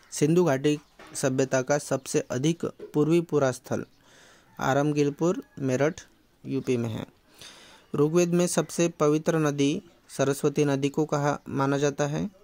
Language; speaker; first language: Hindi; non-native, local second language; Marathi